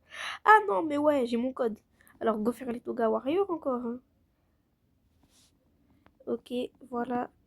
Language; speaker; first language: French; native; French